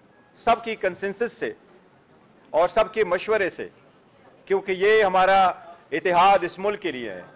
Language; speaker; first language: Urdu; non-native, local second language; Pashto